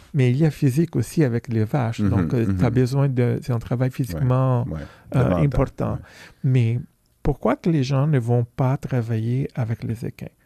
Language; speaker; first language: French; non-native, fluent; Portuguese